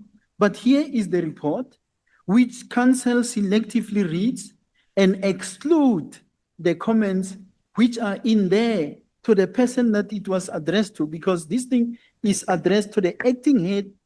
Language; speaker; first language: English; non-native, local second language; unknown